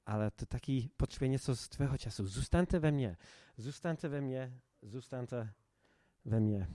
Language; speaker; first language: Czech; non-native, fluent; English